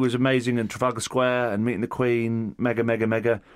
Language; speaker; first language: English; native; English